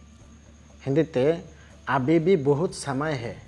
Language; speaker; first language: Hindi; non-native, local second language; Bangla